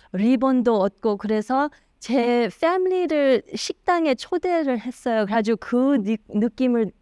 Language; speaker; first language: Korean; early bilingual, heritage; Korean